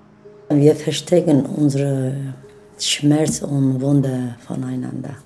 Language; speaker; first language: German; non-native, fluent; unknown